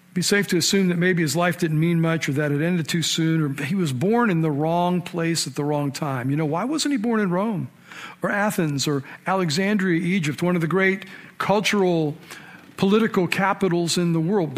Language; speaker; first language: English; native; English